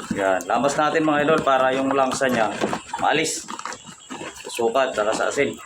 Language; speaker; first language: Filipino; non-native, local second language; Masbatenyo